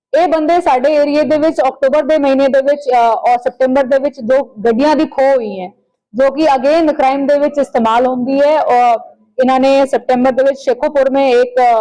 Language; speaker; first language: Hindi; non-native, local second language; Punjabi